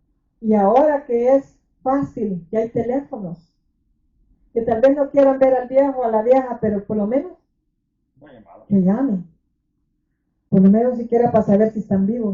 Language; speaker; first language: Spanish; native; Spanish